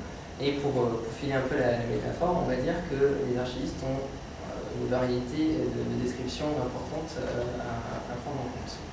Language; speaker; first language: French; native; French